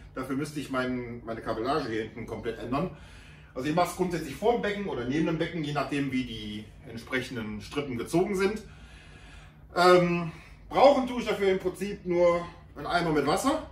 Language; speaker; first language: German; native; German